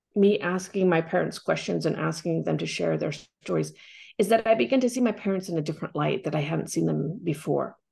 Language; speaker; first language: English; native; English